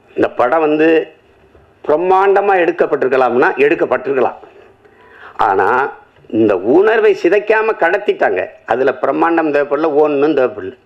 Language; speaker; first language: Tamil; native; Tamil